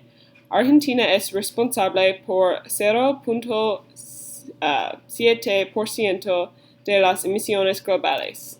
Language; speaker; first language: Spanish; non-native, learner; English